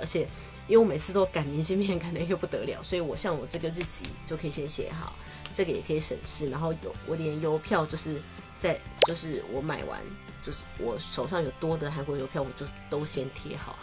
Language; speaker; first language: Chinese; native; Chinese